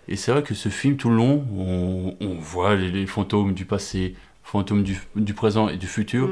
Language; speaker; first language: French; native; French